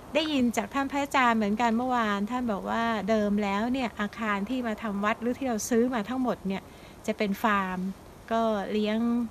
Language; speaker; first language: Thai; native; Thai